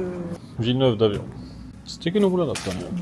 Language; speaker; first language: Japanese; non-native, learner; French